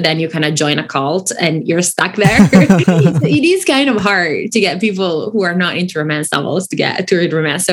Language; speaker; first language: English; non-native, fluent; Italian